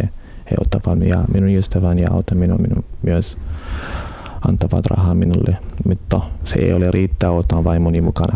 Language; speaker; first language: Finnish; non-native, learner; Arabic